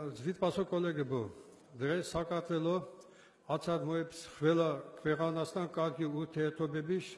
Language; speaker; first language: Georgian; non-native, local second language; Armenian